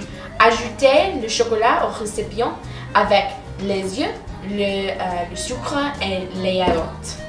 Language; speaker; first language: French; non-native, learner; English